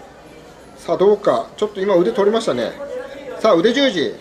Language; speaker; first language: Japanese; native; Japanese